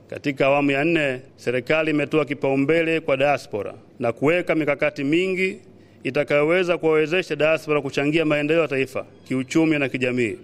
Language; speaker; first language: Swahili; native; Swahili